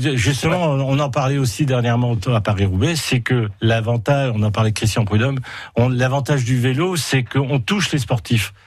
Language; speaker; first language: French; native; French